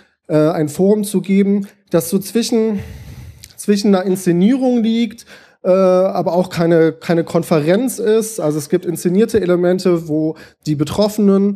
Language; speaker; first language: German; native; German